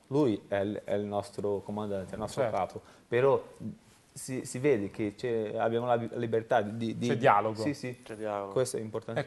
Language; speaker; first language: Italian; non-native, learner; Portuguese